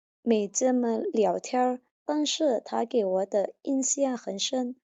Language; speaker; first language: Chinese; non-native, learner; Indonesian